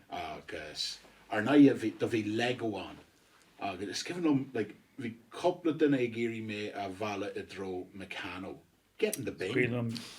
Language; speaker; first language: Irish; non-native, local second language; English